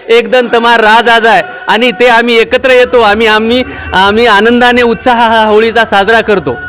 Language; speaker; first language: Marathi; non-native, local second language; Lambadi